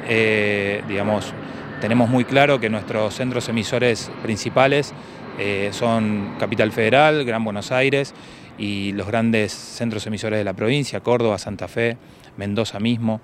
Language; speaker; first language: Spanish; native; Spanish